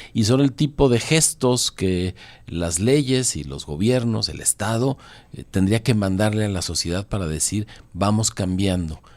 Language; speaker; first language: Spanish; native; Spanish